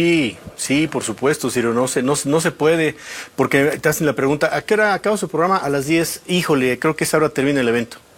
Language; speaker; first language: Spanish; native; Spanish